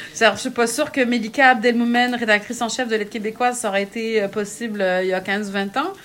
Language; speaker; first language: French; native; French